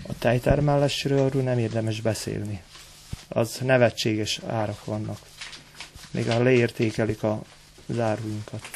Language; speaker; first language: Hungarian; native; Hungarian